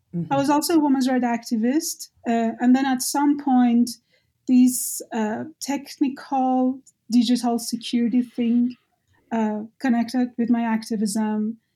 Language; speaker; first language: English; non-native, fluent; Persian